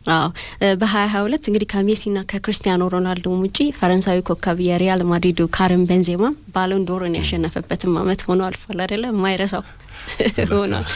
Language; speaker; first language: Amharic; native; Amharic